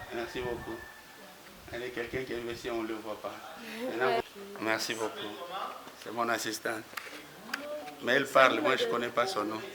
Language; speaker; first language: French; non-native, local second language; Lingala